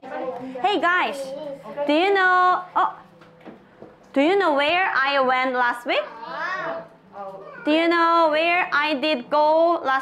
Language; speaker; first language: English; non-native, fluent; Korean